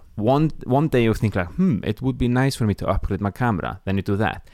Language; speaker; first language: English; non-native, fluent; Icelandic